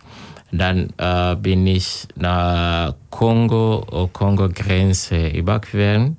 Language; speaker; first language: German; non-native, learner; Kinyarwanda